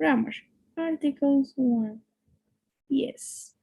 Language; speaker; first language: English; non-native, fluent; Spanish